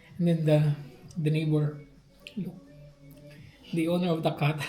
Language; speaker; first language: English; non-native, local second language; Filipino